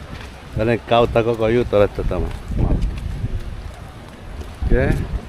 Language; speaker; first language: Finnish; non-native, learner; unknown